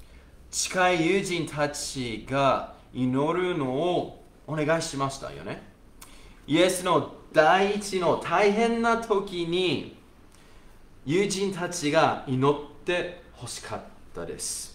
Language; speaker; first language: Japanese; non-native, fluent; English